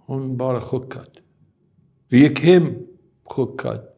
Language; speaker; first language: Swedish; non-native, learner; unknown